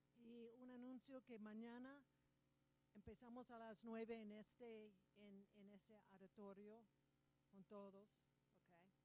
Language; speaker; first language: Spanish; non-native, learner; English